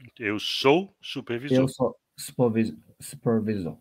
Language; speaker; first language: Portuguese; non-native, learner; Chinese